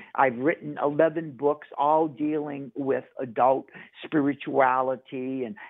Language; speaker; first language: English; native; English